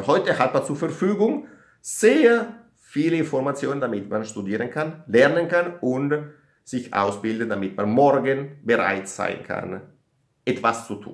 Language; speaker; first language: German; non-native, learner; Italian